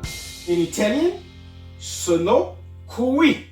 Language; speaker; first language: Italian; non-native, learner; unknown